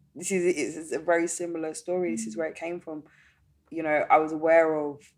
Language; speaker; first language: English; native; English